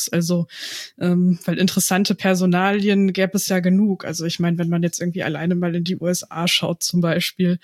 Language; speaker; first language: German; native; German